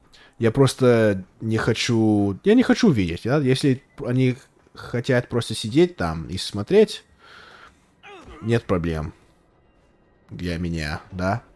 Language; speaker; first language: Russian; non-native, learner; English